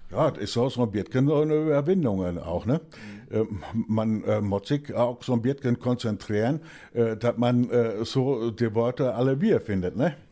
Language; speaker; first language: German; native; German